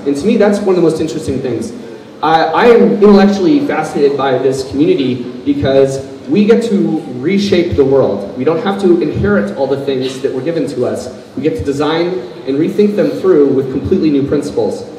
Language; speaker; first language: English; native; English